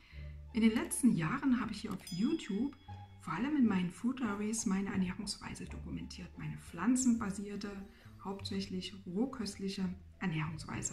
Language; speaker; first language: German; native; German